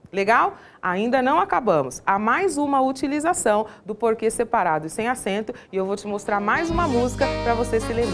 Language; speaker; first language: Portuguese; native; Portuguese